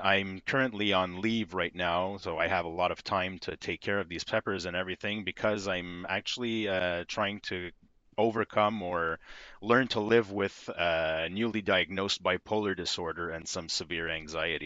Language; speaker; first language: English; native; English